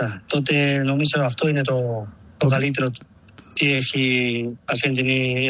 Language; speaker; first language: Greek; non-native, learner; Spanish